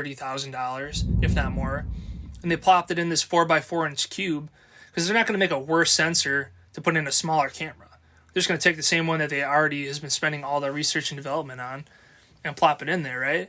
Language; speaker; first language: English; native; English